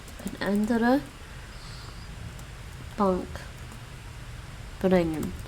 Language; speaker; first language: Dutch; non-native, learner; English